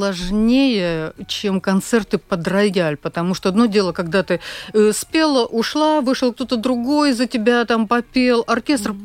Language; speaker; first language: Russian; native; Russian